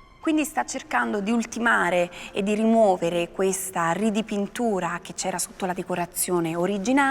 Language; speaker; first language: Italian; native; Italian